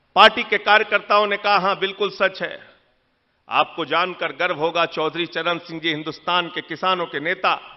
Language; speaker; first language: Hindi; native; Hindi